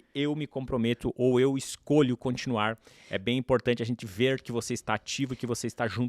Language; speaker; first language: Portuguese; native; Portuguese